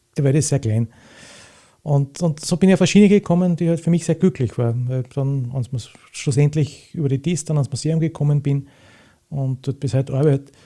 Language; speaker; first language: German; native; German